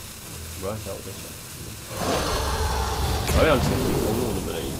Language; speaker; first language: Chinese; native; Chinese